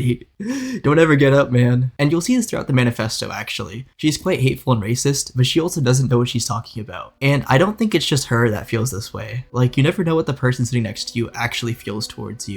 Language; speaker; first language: English; native; English